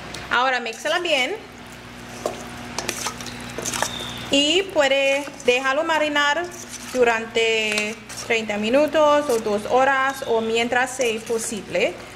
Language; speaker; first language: Spanish; non-native, learner; English